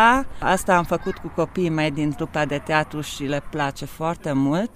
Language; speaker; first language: Romanian; non-native, local second language; Hungarian